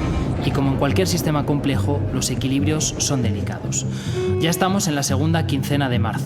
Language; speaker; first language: Spanish; native; Spanish